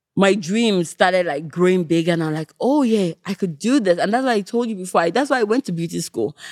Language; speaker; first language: English; non-native, local second language; Yoruba